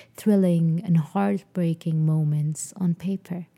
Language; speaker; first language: English; non-native, fluent; Arabic